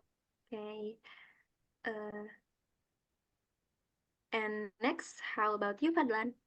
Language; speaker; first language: English; non-native, learner; Indonesian